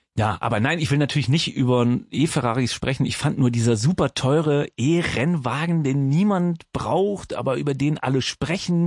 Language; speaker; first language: German; native; German